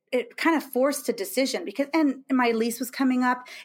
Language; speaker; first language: English; native; English